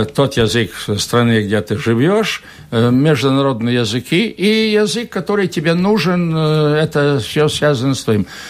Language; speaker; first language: Russian; non-native, local second language; Latvian